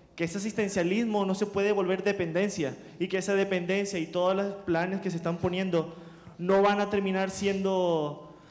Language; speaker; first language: Spanish; native; Spanish